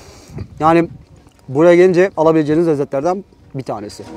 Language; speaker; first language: Turkish; native; Turkish